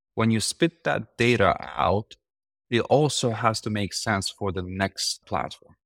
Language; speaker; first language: English; non-native, fluent; Romanian